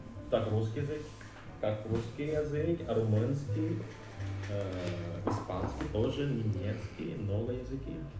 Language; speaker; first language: Russian; non-native, learner; Indonesian